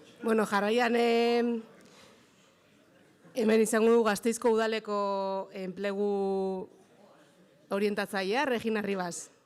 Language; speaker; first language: Basque; native; Basque